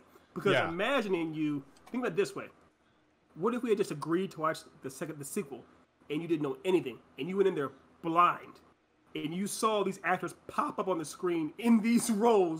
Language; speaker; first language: English; native; English